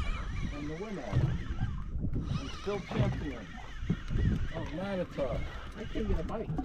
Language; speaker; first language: English; native; English